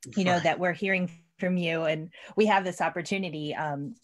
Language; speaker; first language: English; native; English